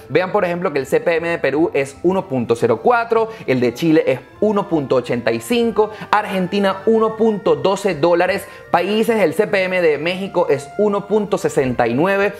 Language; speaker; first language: Spanish; native; Spanish